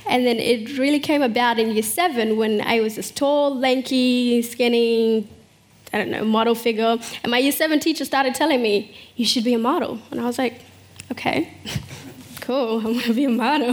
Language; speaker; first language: English; early bilingual, other home language; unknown